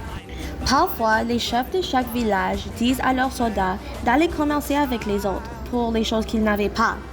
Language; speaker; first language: French; non-native, local second language; English